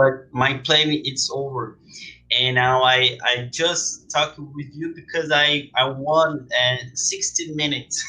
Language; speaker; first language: English; non-native, learner; Portuguese